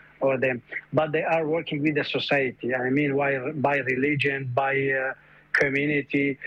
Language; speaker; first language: English; non-native, fluent; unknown